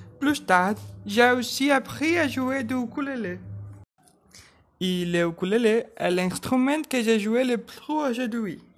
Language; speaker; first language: French; non-native, learner; Portuguese